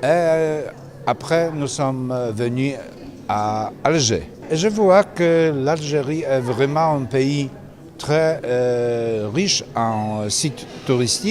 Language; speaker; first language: French; non-native, fluent; Polish